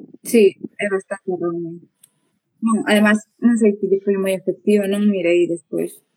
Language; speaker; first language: Galician; native; Galician